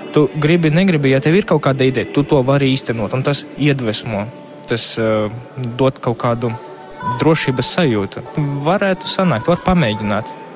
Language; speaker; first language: Latvian; non-native, local second language; Russian